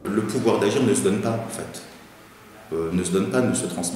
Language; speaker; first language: French; native; French